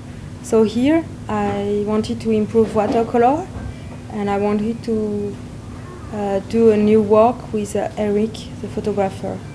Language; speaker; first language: English; non-native, learner; French